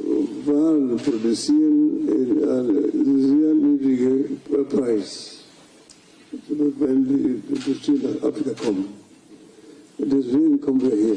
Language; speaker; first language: German; non-native, fluent; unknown